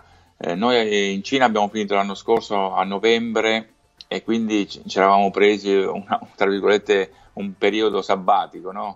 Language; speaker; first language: Italian; native; Italian